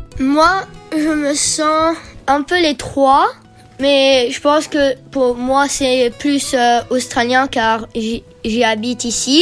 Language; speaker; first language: French; early bilingual, heritage; French